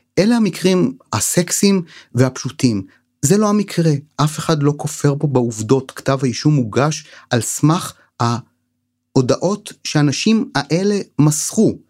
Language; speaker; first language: Hebrew; native; Hebrew